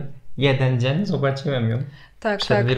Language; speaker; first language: Polish; non-native, fluent; Turkish